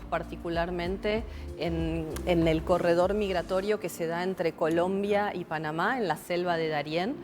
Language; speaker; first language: Spanish; native; Spanish